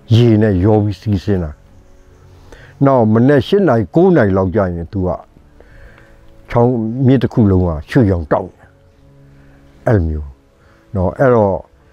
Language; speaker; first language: Burmese; non-native, local second language; S'gaw Karen